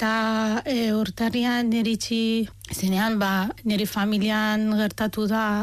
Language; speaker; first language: Basque; non-native, fluent; Arabic